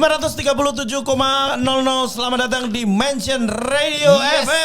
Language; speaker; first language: Indonesian; native; Indonesian